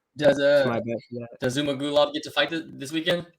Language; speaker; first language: English; native; English